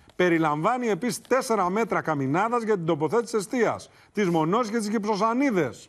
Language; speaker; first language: Greek; native; Greek